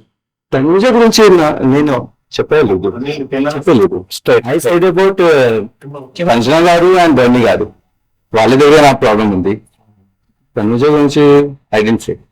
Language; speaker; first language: Telugu; non-native, learner; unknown